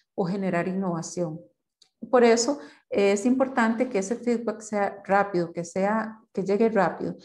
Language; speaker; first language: Spanish; native; Spanish